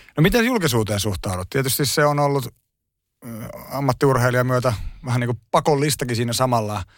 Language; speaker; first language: Finnish; native; Finnish